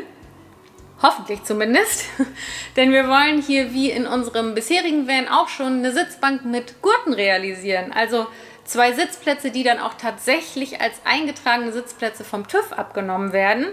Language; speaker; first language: German; native; German